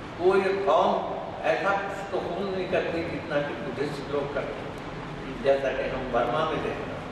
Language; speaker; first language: Urdu; native; Urdu